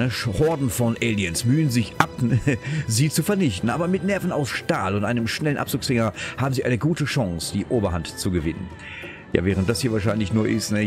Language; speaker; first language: German; native; German